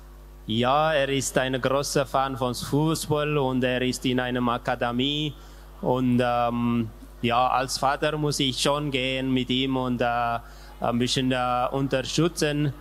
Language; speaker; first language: German; non-native, learner; Tigrinya